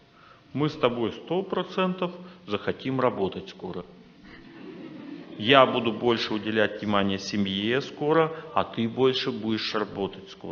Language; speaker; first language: Russian; native; Russian